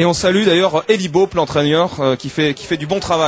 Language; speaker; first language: French; native; French